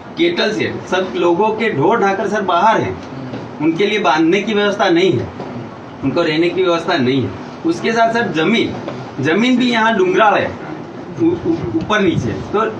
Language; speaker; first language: Hindi; non-native, local second language; Gujarati